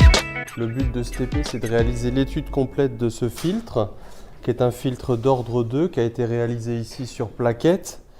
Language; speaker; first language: French; native; French